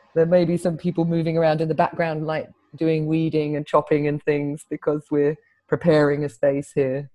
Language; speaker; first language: English; native; English